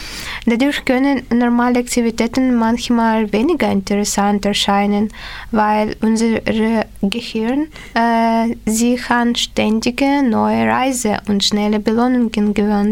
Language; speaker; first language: German; non-native, learner; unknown